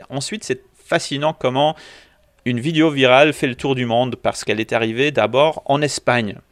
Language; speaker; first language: French; non-native, local second language; English